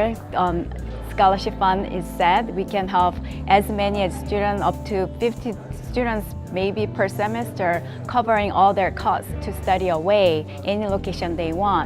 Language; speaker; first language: English; non-native, fluent; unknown